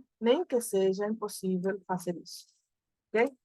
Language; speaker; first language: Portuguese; non-native, fluent; Spanish